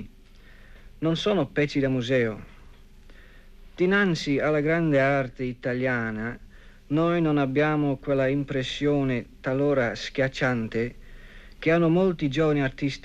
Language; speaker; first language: Italian; non-native, fluent; English